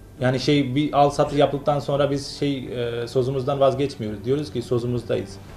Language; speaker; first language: Turkish; non-native, fluent; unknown